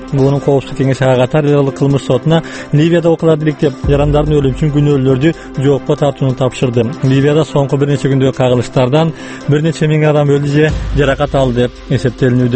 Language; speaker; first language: Kyrgyz; native; Kyrgyz